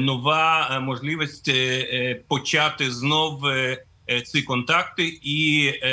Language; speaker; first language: Ukrainian; non-native, fluent; Russian